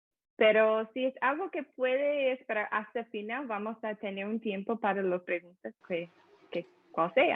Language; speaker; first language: Spanish; non-native, fluent; English